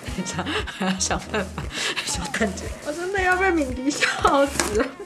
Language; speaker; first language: Chinese; native; Chinese